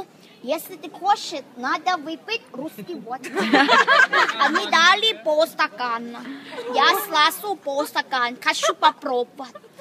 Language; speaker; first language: Russian; non-native, learner; Chinese